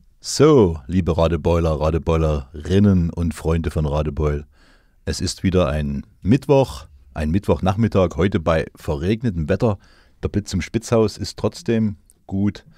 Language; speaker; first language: German; native; German